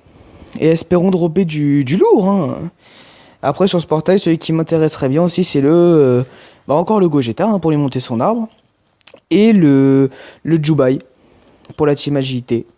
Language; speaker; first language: French; native; French